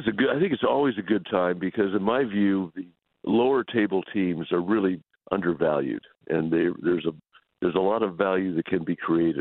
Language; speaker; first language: English; native; English